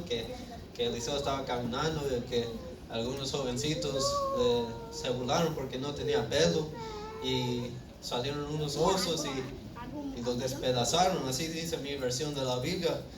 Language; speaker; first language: Spanish; early bilingual, heritage; Spanish